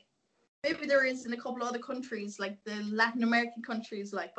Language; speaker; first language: English; native; English